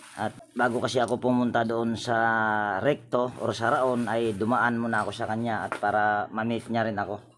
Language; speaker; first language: Filipino; native; Filipino